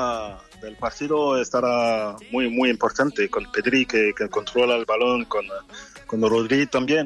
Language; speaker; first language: Spanish; non-native, fluent; French